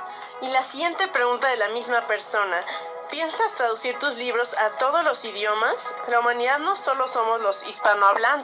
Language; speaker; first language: Spanish; native; Spanish